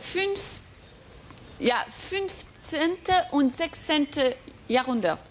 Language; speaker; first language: German; non-native, fluent; French